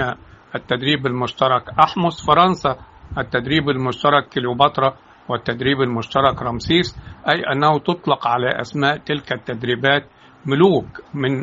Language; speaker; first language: Arabic; native; Arabic